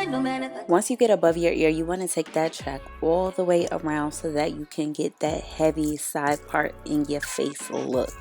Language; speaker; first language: English; native; English